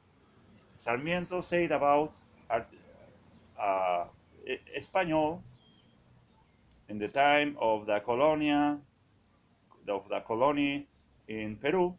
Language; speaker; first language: English; non-native, learner; Spanish